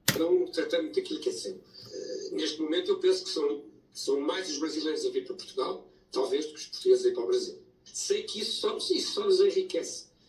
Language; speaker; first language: Portuguese; native; Portuguese